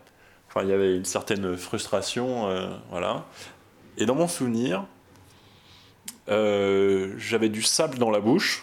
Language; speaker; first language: French; native; French